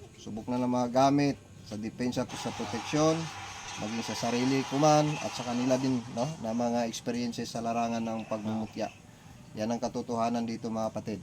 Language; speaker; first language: Filipino; non-native, local second language; Cebuano